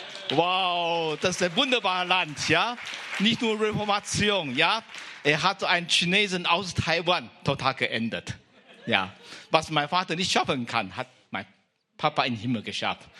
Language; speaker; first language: German; non-native, fluent; Chinese